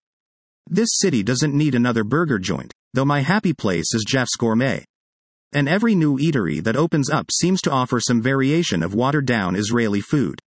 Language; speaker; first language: English; early bilingual, other home language; Persian